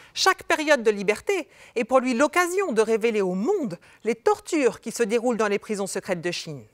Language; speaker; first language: French; native; French